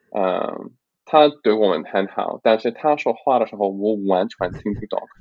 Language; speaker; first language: Chinese; non-native, learner; English